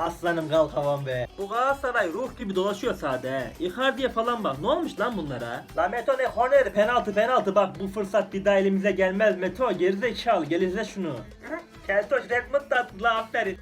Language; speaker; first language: Turkish; native; Turkish